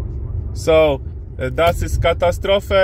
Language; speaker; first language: German; non-native, learner; Polish